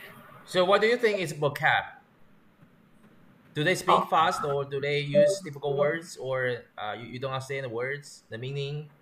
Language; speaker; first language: English; non-native, learner; Chinese